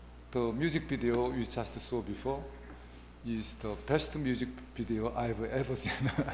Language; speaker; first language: English; non-native, fluent; Korean